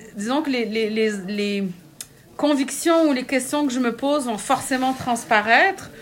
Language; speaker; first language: French; native; French